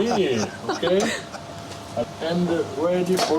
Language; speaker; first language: English; non-native, learner; Italian